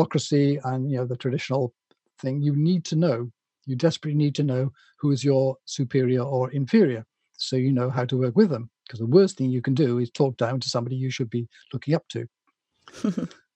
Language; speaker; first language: English; native; English